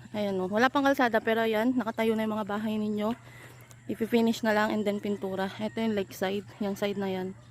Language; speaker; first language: Filipino; native; Filipino